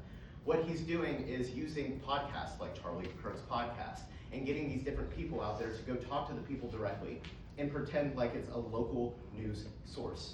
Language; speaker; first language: English; native; English